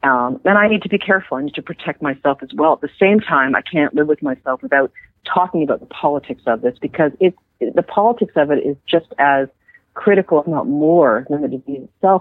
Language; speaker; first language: English; native; English